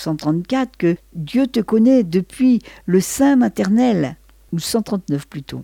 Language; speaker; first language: French; native; French